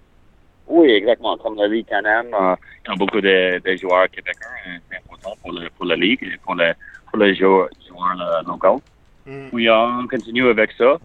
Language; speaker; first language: French; non-native, learner; English